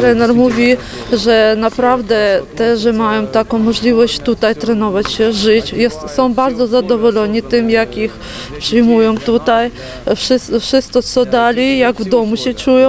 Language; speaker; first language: Polish; non-native, learner; Ukrainian